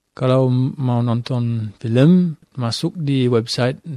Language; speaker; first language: Indonesian; non-native, fluent; English